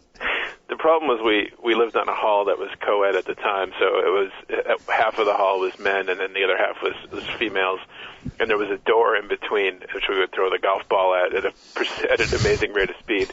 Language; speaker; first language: English; native; English